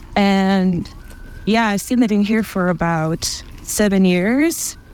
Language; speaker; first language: English; non-native, fluent; Spanish